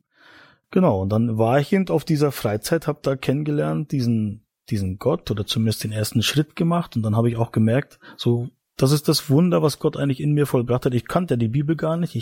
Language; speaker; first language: German; native; German